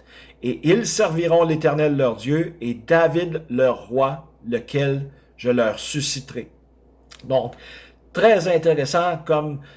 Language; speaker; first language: French; native; French